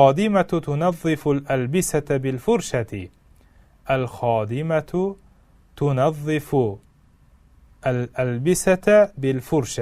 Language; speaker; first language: Arabic; non-native, fluent; Uzbek